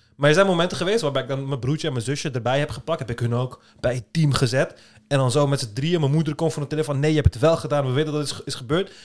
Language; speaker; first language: Dutch; early bilingual, other home language; Turkish